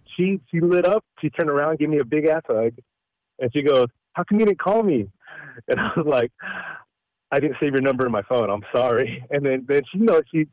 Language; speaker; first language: English; early bilingual, other home language; Filipino